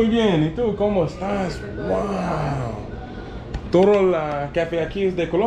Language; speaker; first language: Spanish; non-native, learner; English